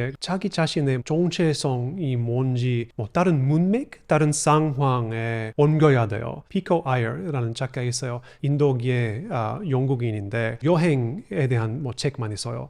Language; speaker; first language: Korean; non-native, fluent; English